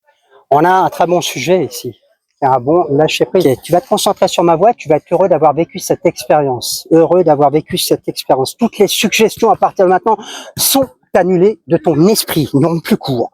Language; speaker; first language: French; native; French